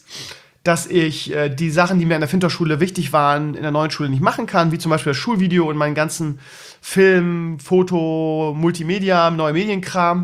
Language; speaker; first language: German; native; German